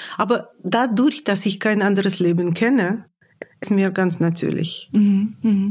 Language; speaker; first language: German; non-native, fluent; Russian